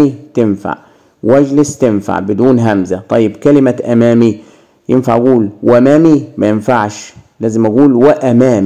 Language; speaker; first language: Arabic; native; Arabic